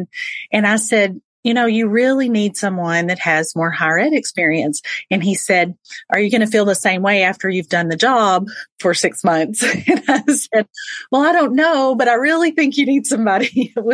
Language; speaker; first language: English; native; English